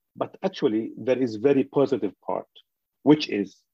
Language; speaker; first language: English; non-native, fluent; Arabic